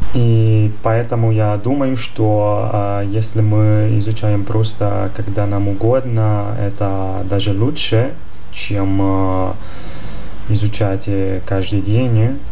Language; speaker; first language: Russian; non-native, fluent; Italian